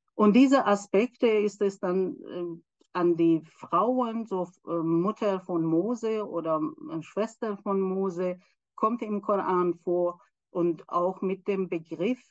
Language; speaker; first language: German; non-native, fluent; Persian